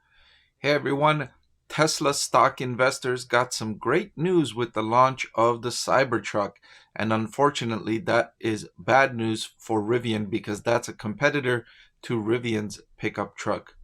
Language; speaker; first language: English; native; English